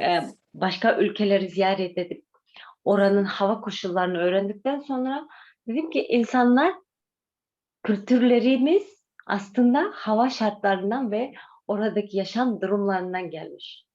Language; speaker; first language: Turkish; non-native, fluent; Kyrgyz